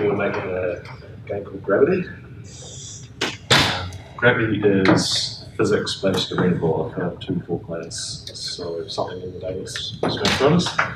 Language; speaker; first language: English; native; English